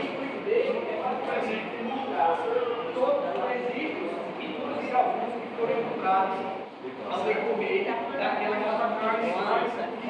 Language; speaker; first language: Portuguese; native; Portuguese